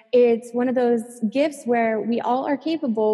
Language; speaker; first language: English; native; English